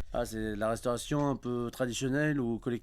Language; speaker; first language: French; native; French